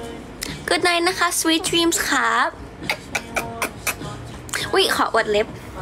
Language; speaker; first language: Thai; native; Thai